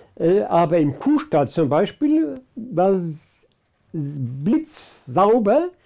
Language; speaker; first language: German; early bilingual, other home language; Polish